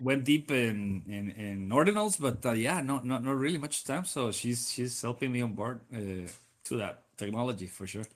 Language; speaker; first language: English; non-native, fluent; Spanish